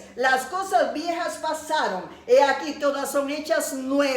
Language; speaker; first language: Spanish; native; Spanish